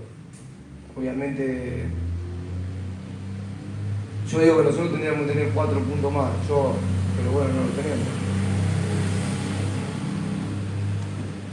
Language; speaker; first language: Spanish; native; Spanish